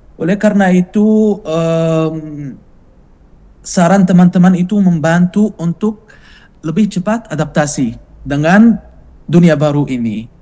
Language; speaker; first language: Indonesian; non-native, fluent; Arabic